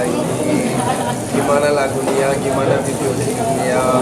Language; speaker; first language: Indonesian; non-native, learner; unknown